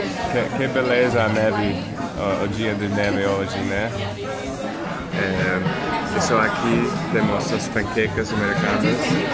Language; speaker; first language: Portuguese; non-native, fluent; English